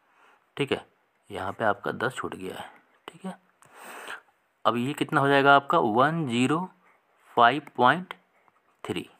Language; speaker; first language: Hindi; native; Hindi